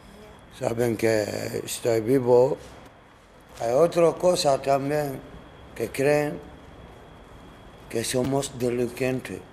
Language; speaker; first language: Spanish; non-native, learner; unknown